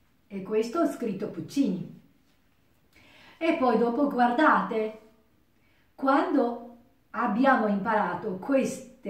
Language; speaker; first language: Italian; non-native, learner; Japanese